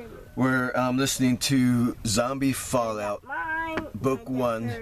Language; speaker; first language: English; native; English